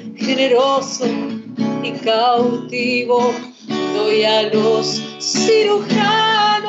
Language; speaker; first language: Spanish; native; Spanish